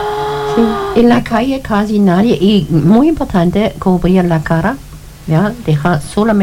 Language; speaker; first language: Spanish; non-native, learner; German